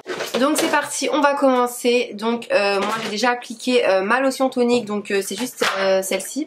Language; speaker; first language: French; native; French